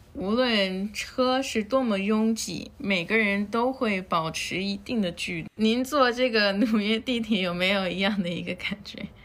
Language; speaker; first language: Chinese; non-native, fluent; Spanish